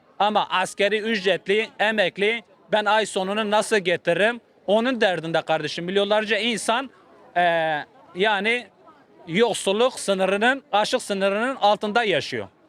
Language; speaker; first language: Turkish; native; Turkish